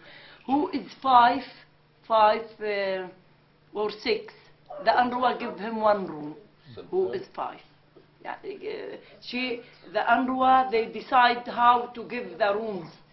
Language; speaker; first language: English; non-native, learner; Arabic